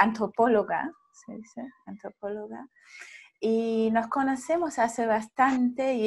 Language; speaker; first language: Spanish; non-native, fluent; German